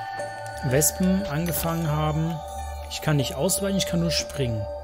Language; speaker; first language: German; native; German